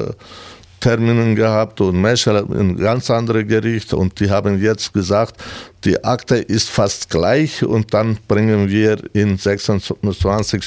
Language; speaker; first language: German; non-native, learner; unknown